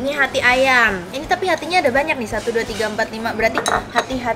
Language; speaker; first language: Indonesian; native; Indonesian